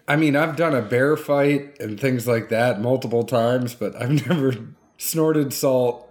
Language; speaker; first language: English; native; English